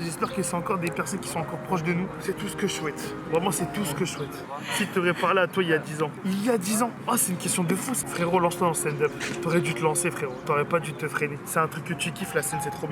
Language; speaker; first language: French; native; French